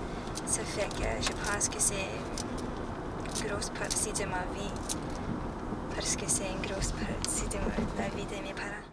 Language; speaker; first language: French; early bilingual, heritage; French